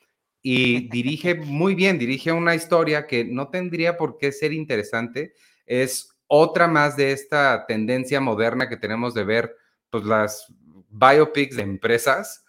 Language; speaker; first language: Spanish; native; Spanish